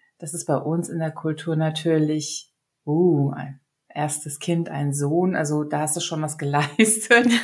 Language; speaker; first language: German; early bilingual, other home language; Serbian